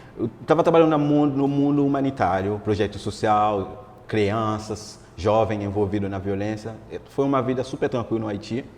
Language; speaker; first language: Portuguese; non-native, fluent; Haitian Creole